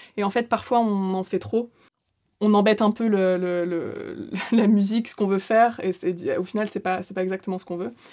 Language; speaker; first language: French; native; French